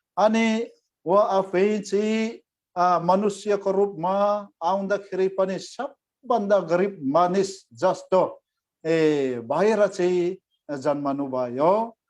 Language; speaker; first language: Nepali; non-native, fluent; Mizo